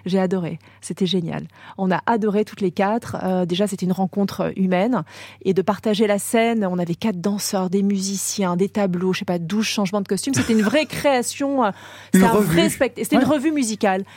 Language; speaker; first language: French; native; French